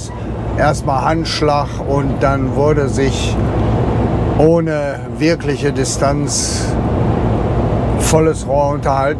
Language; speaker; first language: German; native; German